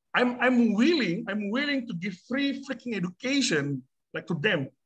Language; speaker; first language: English; non-native, fluent; Indonesian